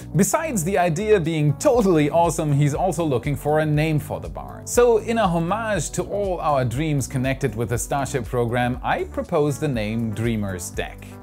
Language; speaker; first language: English; non-native, fluent; German